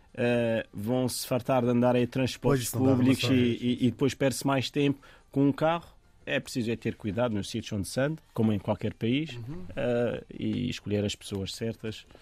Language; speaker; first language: Portuguese; non-native, fluent; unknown